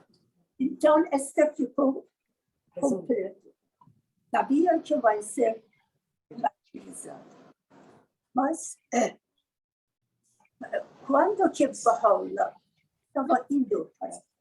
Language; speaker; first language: Portuguese; non-native, learner; Persian